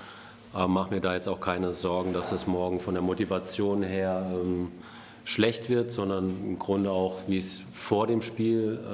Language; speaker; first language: German; native; German